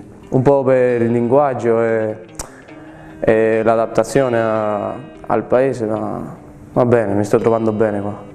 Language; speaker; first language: Italian; non-native, fluent; Spanish